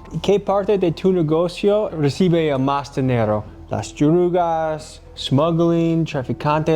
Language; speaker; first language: Spanish; non-native, learner; English